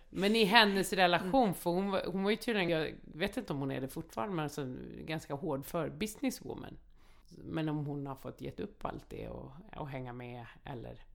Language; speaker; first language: Swedish; native; Swedish